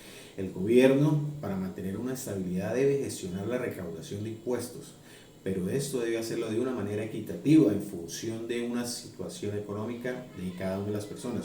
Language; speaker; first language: Spanish; native; Spanish